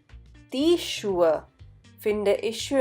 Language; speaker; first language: German; non-native, fluent; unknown